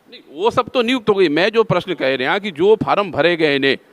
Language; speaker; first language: Hindi; non-native, local second language; Punjabi